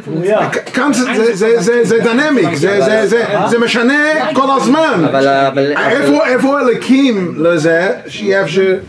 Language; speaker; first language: Hebrew; non-native, learner; English